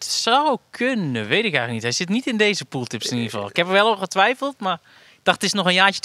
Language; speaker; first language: Dutch; native; Dutch